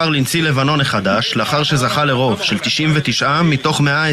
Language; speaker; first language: Hebrew; native; Hebrew